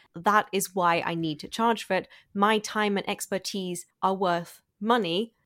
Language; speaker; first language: English; non-native, fluent; German